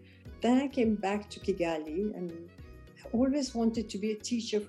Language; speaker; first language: English; non-native, local second language; Kachhi